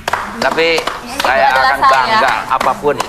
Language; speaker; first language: Indonesian; native; Indonesian